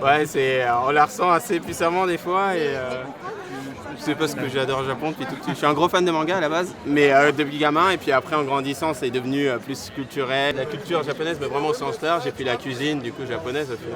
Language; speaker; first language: French; native; French